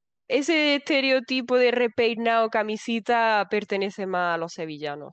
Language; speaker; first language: Spanish; native; Spanish